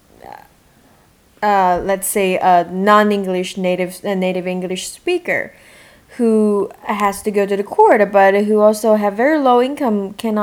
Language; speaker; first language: English; non-native, fluent; Chinese